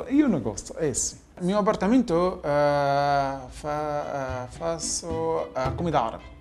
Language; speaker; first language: Portuguese; non-native, learner; Arabic